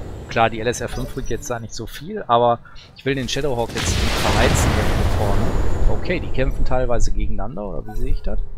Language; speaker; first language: German; native; German